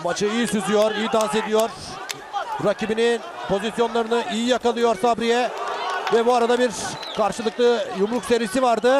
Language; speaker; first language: Turkish; native; Turkish